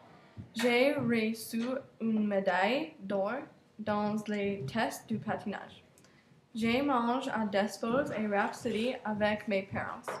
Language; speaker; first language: French; non-native, learner; English